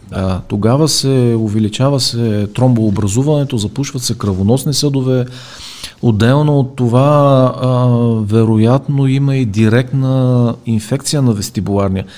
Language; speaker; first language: Bulgarian; native; Bulgarian